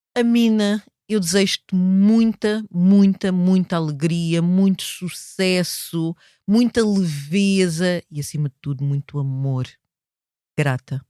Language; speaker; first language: Portuguese; native; Portuguese